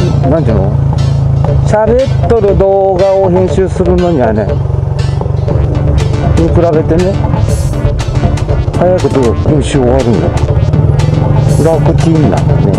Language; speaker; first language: Japanese; native; Japanese